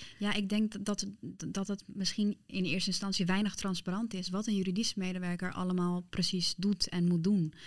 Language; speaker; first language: Dutch; early bilingual, other home language; Persian